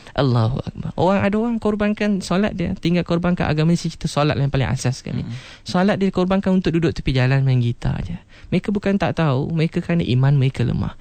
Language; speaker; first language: Malay; non-native, local second language; Chinese